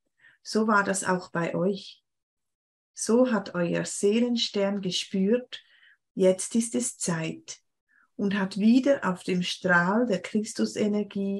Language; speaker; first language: German; native; German